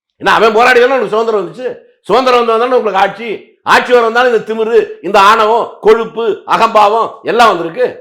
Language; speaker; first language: Tamil; native; Tamil